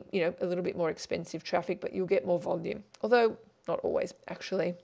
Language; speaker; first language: English; native; English